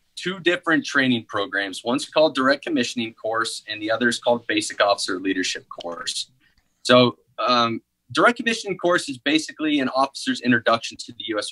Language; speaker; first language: English; native; English